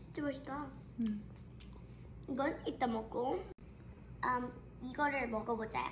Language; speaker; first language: Korean; early bilingual, heritage; Korean